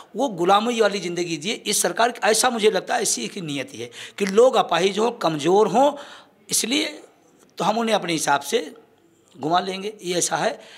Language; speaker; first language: Hindi; native; Hindi